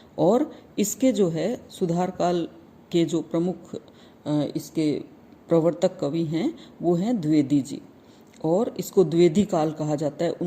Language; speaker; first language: Hindi; native; Hindi